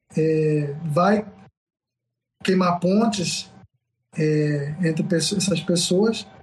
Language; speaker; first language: Portuguese; native; Portuguese